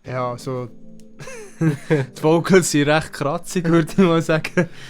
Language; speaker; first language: German; native; German